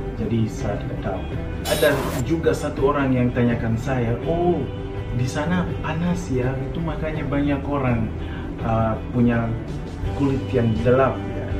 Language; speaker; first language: Indonesian; non-native, fluent; Nyanja